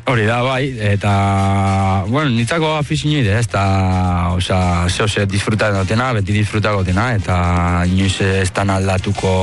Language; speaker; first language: Basque; native; Basque